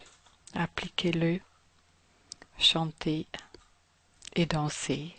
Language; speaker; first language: French; non-native, fluent; German